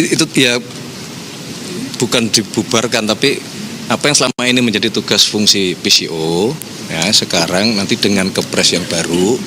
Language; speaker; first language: Indonesian; native; Indonesian